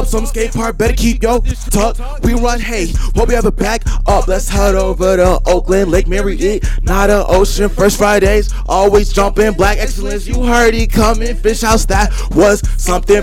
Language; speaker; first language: English; native; English